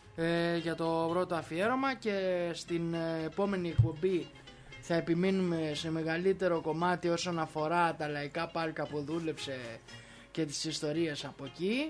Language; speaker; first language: Greek; native; Greek